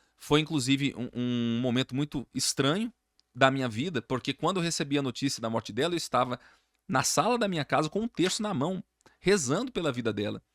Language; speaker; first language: Portuguese; native; Portuguese